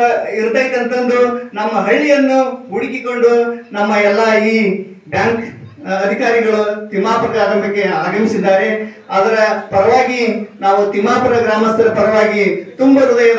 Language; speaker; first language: Kannada; native; Kannada